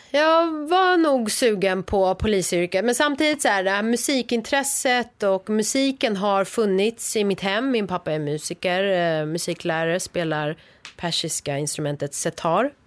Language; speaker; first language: Swedish; early bilingual, other home language; Persian